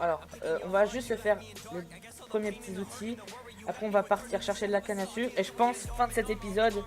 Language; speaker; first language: French; native; French